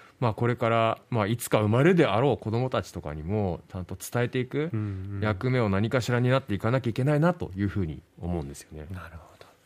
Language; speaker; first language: Japanese; native; Japanese